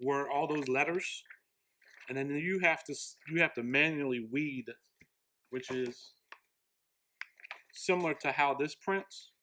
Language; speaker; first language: English; native; English